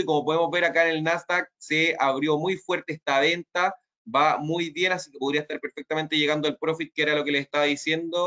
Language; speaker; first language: Spanish; native; Spanish